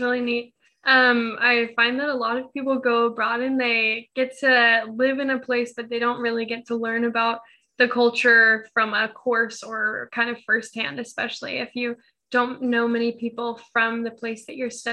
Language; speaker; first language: English; native; English